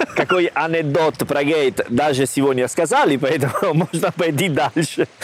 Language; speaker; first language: Russian; non-native, learner; Italian